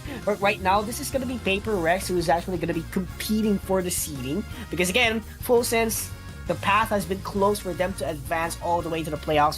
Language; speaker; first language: English; non-native, local second language; Filipino